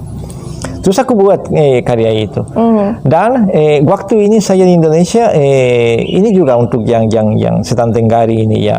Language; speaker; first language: Indonesian; non-native, fluent; Spanish